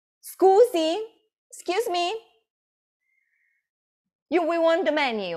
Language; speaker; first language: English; non-native, fluent; Italian